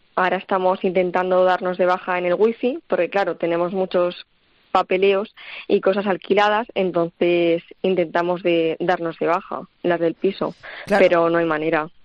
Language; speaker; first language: Spanish; native; Spanish